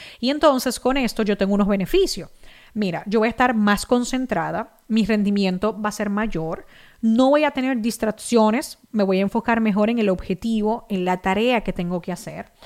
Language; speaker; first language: Spanish; native; Spanish